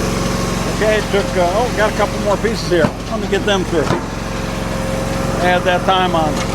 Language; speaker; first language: English; native; English